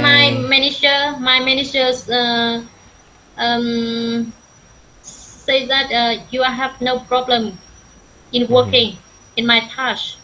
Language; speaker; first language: English; non-native, learner; Vietnamese